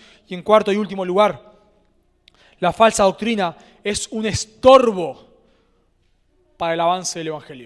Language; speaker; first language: Spanish; native; Spanish